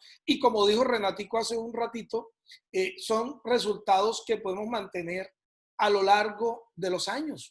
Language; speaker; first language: Spanish; native; Spanish